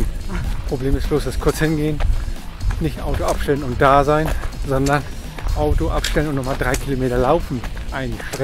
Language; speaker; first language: German; native; German